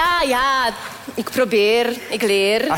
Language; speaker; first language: Dutch; non-native, learner; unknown